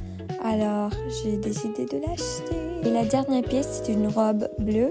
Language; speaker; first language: French; non-native, learner; Spanish